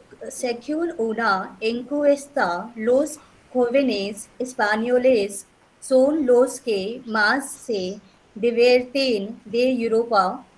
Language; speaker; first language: Spanish; non-native, learner; Hindi